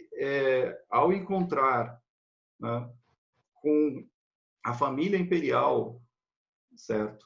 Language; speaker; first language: Portuguese; native; Portuguese